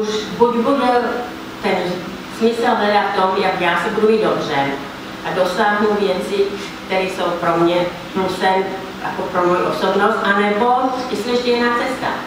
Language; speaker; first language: Czech; non-native, fluent; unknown